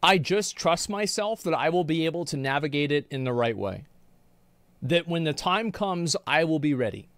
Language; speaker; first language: English; native; English